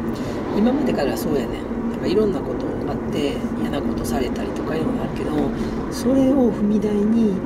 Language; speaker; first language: Japanese; native; Japanese